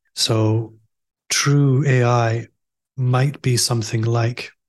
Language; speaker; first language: English; native; English